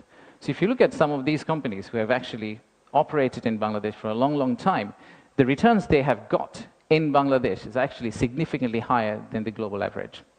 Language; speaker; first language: English; non-native, local second language; Bangla